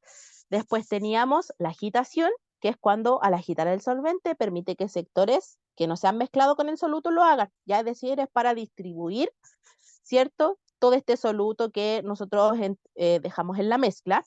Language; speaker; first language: Spanish; native; Spanish